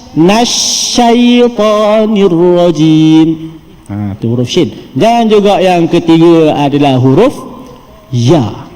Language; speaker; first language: Malay; native; Malay